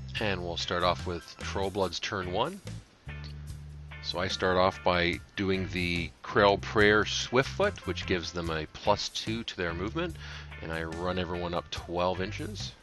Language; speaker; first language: English; native; English